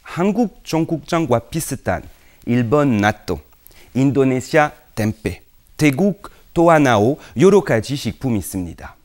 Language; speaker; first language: Korean; non-native, fluent; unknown